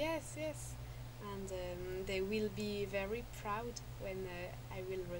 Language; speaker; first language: English; non-native, learner; French